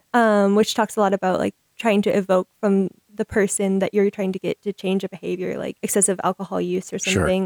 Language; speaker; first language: English; native; English